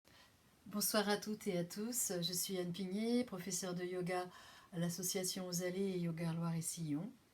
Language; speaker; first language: French; native; French